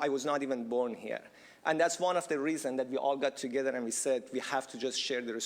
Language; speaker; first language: English; non-native, fluent; Persian